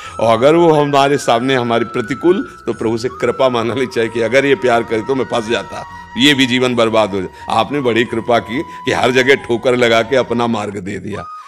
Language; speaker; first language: Hindi; native; Hindi